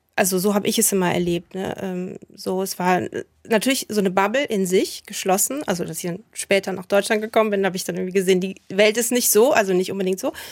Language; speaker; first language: German; native; German